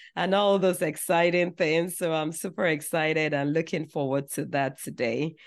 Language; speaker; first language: English; non-native, local second language; Yoruba